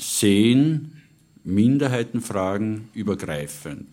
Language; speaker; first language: German; native; German